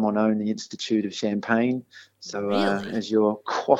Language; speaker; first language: English; native; English